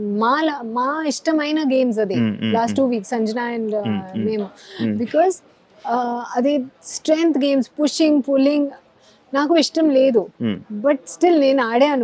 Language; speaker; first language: Telugu; non-native, learner; Hindi